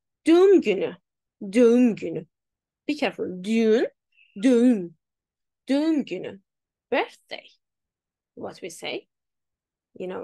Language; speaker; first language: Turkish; non-native, fluent; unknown